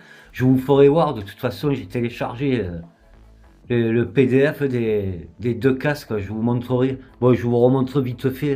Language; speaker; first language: French; native; French